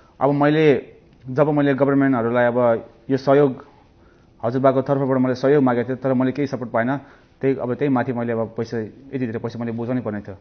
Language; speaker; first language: Nepali; early bilingual, heritage; Nepali